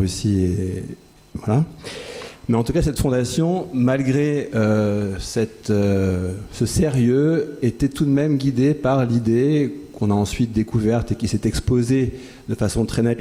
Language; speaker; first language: French; native; French